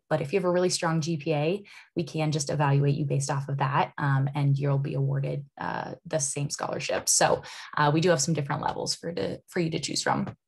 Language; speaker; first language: English; native; English